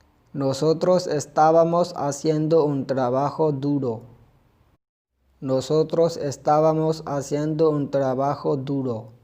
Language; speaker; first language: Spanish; non-native, fluent; Urdu